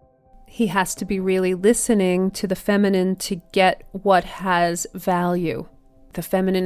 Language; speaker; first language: English; native; English